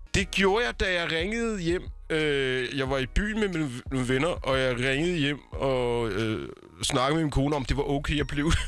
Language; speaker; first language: Danish; early bilingual, other home language; Arabic